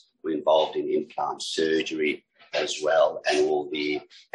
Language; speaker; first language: English; native; English